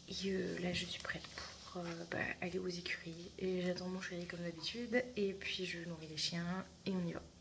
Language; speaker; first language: French; native; French